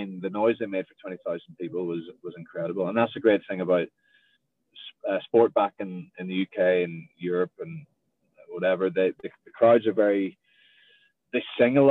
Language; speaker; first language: English; native; English